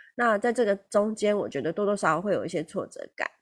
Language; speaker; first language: Chinese; native; Chinese